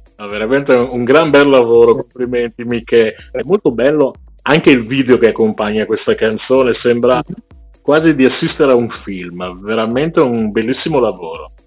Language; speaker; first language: Italian; native; Italian